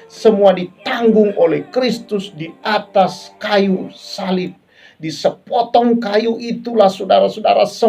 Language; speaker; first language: Indonesian; native; Indonesian